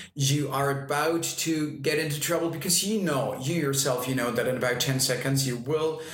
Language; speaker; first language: English; non-native, fluent; German